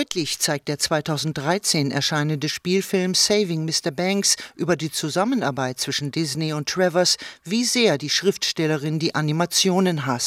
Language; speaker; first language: German; native; German